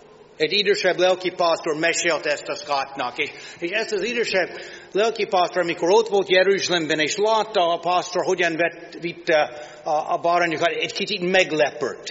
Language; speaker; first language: Hungarian; non-native, learner; English